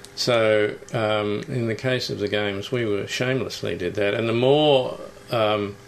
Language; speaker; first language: English; native; English